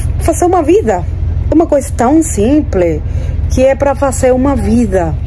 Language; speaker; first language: Portuguese; non-native, fluent; Spanish